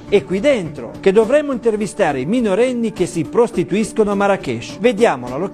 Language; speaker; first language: Italian; native; Italian